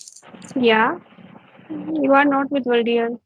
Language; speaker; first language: English; non-native, learner; Hindi